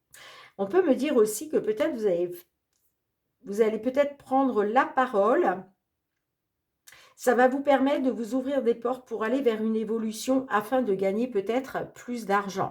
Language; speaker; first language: French; native; French